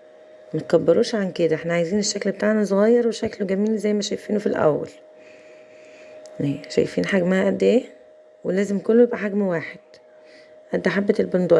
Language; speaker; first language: Arabic; native; Arabic